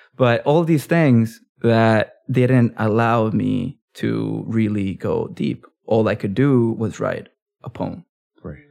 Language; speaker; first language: English; early bilingual, other home language; Spanish